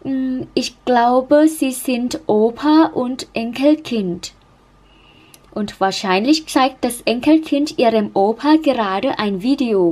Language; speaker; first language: German; non-native, learner; Thai